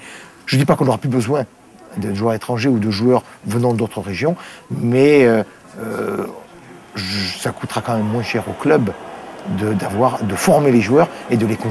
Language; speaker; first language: French; native; French